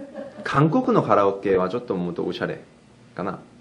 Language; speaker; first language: Japanese; non-native, fluent; Korean